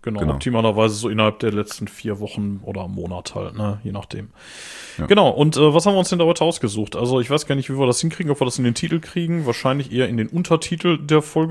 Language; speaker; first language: German; native; German